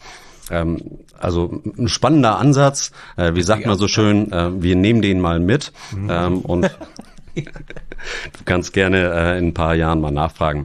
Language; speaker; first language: German; native; German